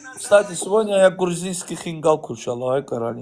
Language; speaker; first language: Russian; non-native, learner; Azerbaijani